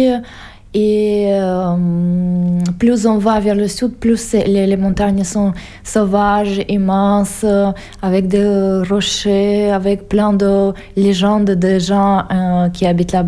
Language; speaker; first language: French; non-native, fluent; Russian